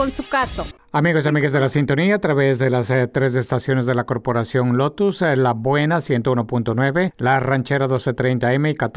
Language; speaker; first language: Spanish; native; Spanish